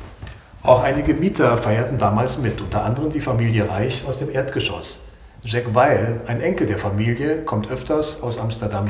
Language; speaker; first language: German; native; German